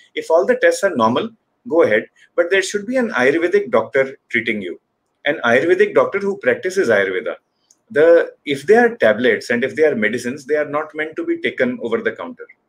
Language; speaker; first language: English; non-native, local second language; Hindi